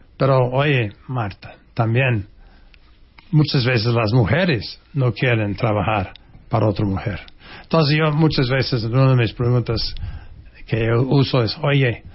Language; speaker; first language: Spanish; non-native, fluent; English